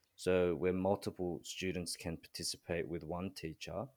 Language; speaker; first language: English; early bilingual, other home language; Korean